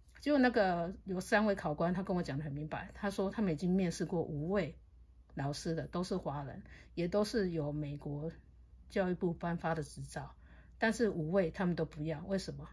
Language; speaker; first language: Chinese; native; Chinese